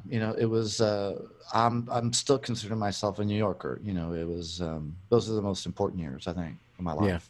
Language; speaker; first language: English; native; English